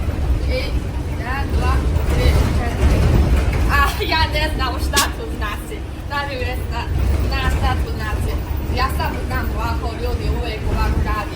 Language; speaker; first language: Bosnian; non-native, learner; Chinese